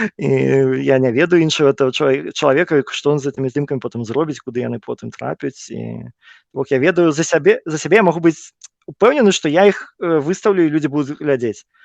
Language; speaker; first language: Belarusian; non-native, local second language; Russian